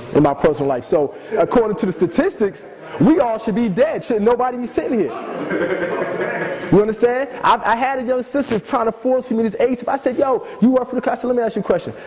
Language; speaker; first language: English; native; English